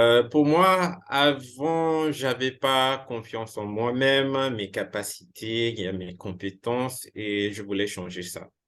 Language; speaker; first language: French; non-native, fluent; English